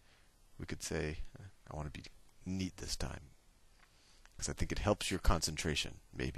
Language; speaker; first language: English; native; English